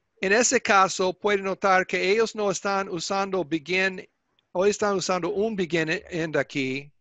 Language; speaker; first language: Spanish; non-native, fluent; English